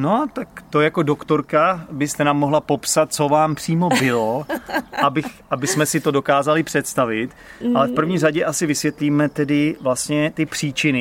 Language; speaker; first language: Czech; native; Czech